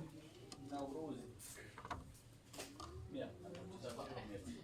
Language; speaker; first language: Dutch; non-native, learner; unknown